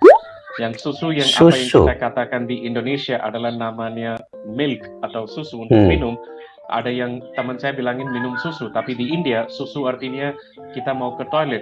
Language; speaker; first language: Indonesian; non-native, fluent; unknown